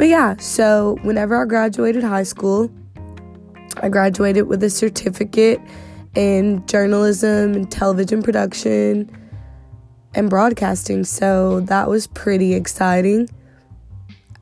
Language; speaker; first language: English; native; English